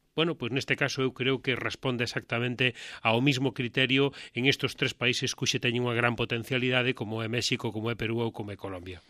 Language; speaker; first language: Galician; non-native, local second language; Spanish